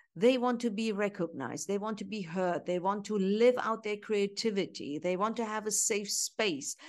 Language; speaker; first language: English; non-native, fluent; Turkish